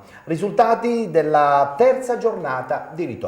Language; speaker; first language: Italian; native; Italian